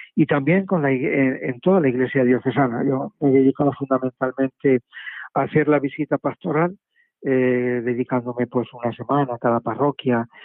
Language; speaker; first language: Spanish; native; Spanish